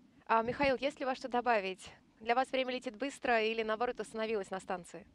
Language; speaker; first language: Russian; native; Russian